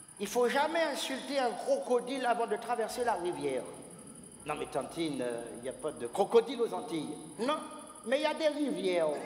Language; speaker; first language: French; native; French